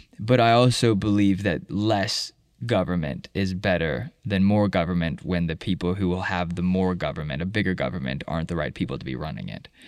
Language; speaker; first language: English; native; English